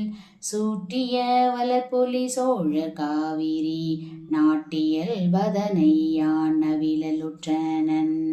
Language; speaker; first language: Tamil; native; Tamil